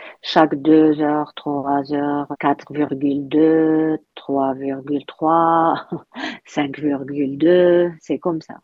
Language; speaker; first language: French; non-native, learner; Arabic